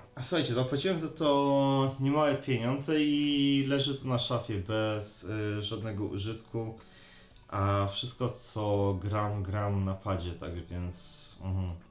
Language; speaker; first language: Polish; native; Polish